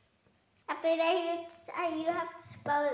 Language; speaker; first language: English; non-native, learner; Indonesian